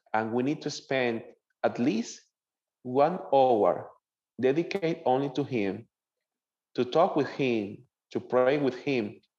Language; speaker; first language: English; non-native, learner; Spanish